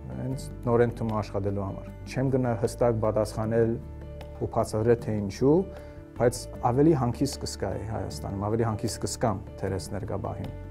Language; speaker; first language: Armenian; early bilingual, heritage; Armenian